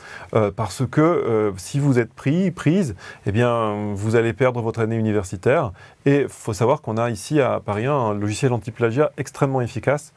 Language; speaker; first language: French; native; French